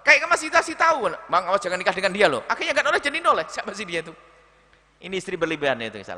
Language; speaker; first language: Indonesian; native; Indonesian